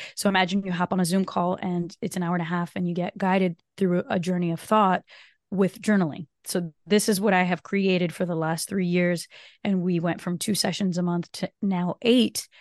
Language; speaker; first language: English; non-native, fluent; Portuguese